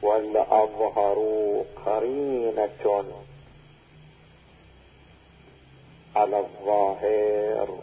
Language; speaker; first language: Arabic; native; Arabic